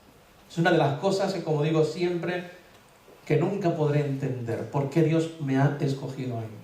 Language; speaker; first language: Spanish; native; Spanish